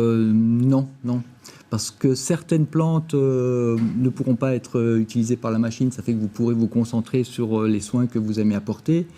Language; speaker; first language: French; native; French